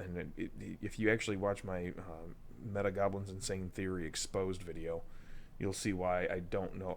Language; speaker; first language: English; native; English